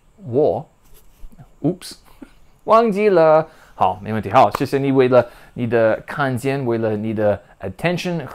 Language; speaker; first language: Chinese; non-native, learner; English